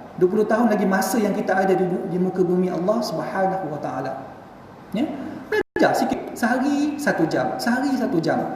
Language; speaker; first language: Malay; native; Malay